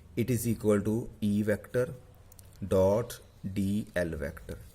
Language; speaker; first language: English; non-native, local second language; Punjabi